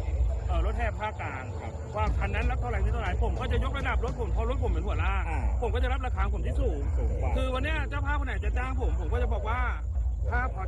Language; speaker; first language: Thai; native; Thai